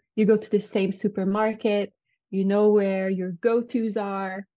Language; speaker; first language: English; non-native, fluent; French